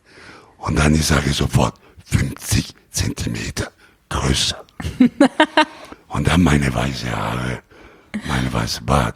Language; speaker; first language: German; non-native, learner; Italian